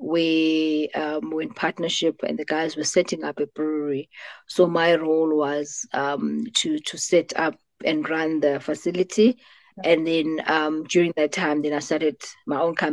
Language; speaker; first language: English; non-native, local second language; Xhosa